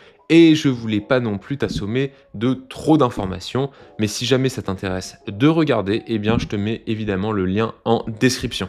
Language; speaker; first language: French; native; French